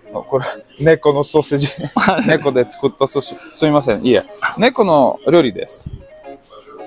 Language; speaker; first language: Japanese; non-native, learner; Russian